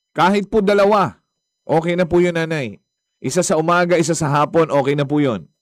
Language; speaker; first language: Filipino; non-native, local second language; Waray